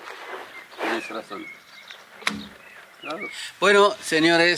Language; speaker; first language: Spanish; non-native, learner; French